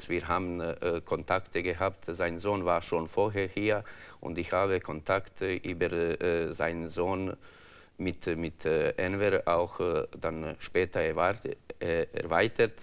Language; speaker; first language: German; non-native, learner; Croatian